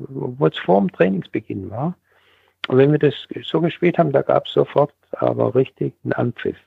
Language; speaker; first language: German; native; German